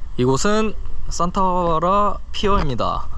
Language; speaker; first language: Korean; native; Korean